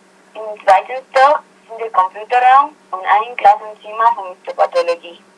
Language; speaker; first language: German; non-native, learner; Spanish